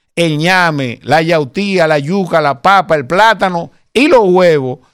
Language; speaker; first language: Spanish; native; Spanish